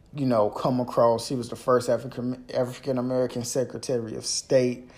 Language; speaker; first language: English; native; English